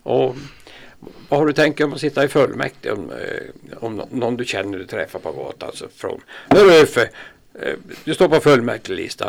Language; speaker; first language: Swedish; native; Swedish